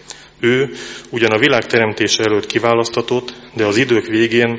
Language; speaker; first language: Hungarian; native; Hungarian